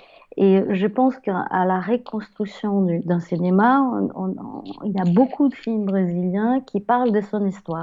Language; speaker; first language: French; non-native, fluent; Portuguese